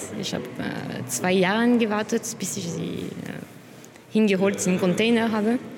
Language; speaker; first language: German; non-native, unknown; French